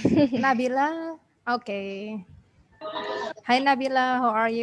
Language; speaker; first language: English; non-native, learner; Indonesian